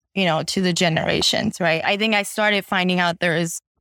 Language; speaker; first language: English; non-native, fluent; Chinese